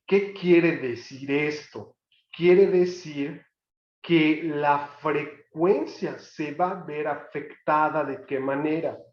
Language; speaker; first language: Spanish; native; Spanish